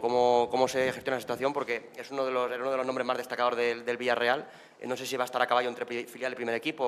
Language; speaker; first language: Spanish; native; Spanish